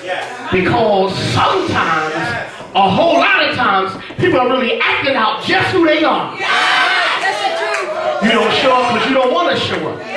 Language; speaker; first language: English; native; English